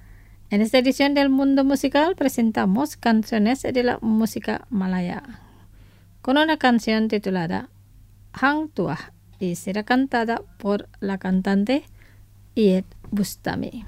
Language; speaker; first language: Spanish; non-native, fluent; Indonesian